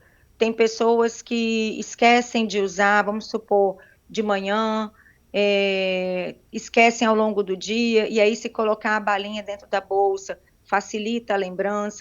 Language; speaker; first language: Portuguese; native; Portuguese